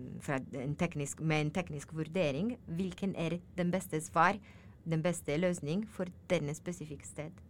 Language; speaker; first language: Norwegian; non-native, learner; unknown